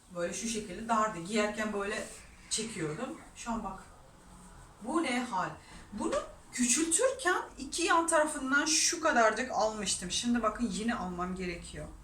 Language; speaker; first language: Turkish; non-native, fluent; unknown